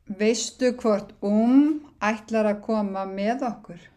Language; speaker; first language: Icelandic; non-native, learner; Thai